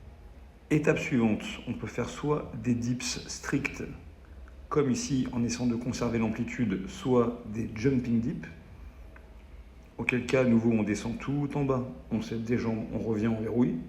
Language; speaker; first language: French; native; French